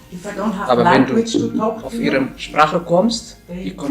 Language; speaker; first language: German; non-native, learner; Tigrinya